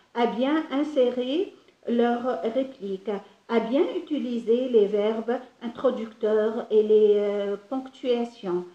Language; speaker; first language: French; non-native, local second language; Arabic